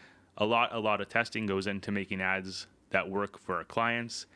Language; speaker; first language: English; native; English